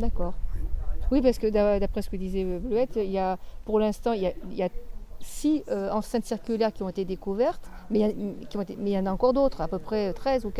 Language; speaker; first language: French; native; French